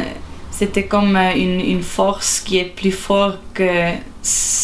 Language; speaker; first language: French; non-native, local second language; German